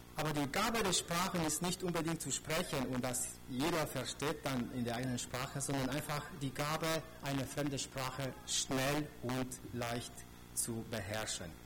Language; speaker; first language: German; non-native, fluent; Romanian